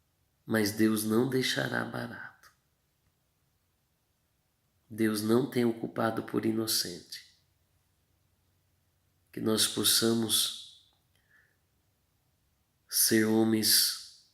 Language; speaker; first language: Portuguese; native; Portuguese